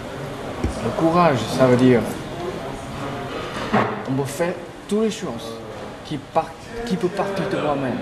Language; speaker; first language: French; non-native, learner; Chinese